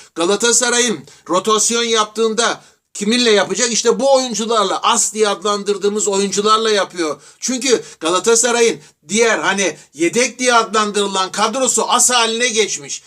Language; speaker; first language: Turkish; native; Turkish